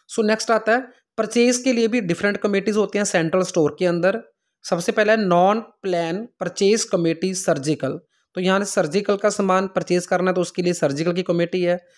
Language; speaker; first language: Hindi; non-native, local second language; Punjabi